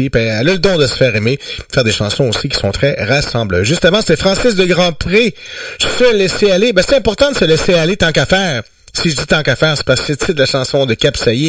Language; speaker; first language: French; native; French